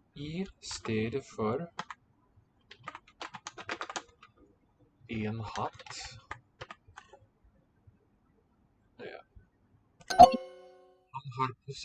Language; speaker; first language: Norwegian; non-native, learner; English